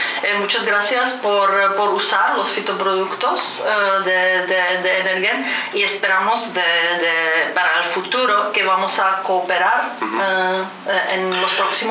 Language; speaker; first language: Spanish; non-native, fluent; Czech